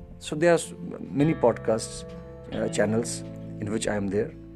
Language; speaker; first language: English; non-native, local second language; Hindi